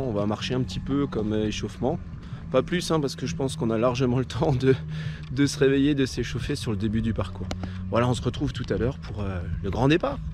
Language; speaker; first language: French; native; French